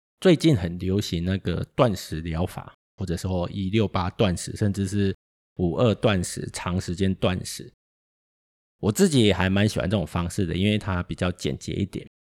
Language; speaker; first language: Chinese; native; Chinese